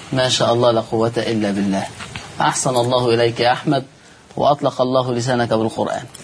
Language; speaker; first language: Arabic; native; Arabic